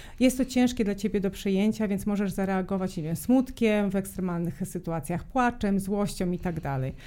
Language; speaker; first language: Polish; non-native, fluent; Serbian